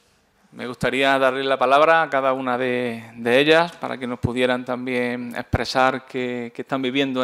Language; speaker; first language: Spanish; native; Spanish